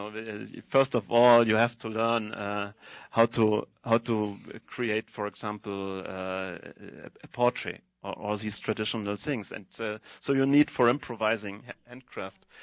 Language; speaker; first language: English; non-native, fluent; German